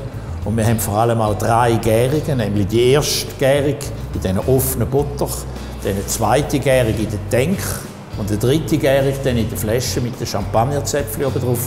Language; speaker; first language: German; native; German